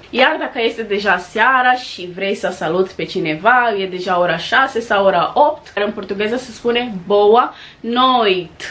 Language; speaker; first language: Romanian; non-native, fluent; Portuguese